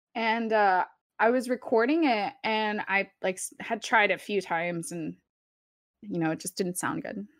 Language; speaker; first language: English; early bilingual, other home language; Spanish